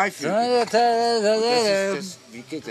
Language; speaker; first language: German; non-native, fluent; Dutch